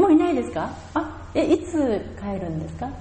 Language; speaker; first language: Japanese; native; Japanese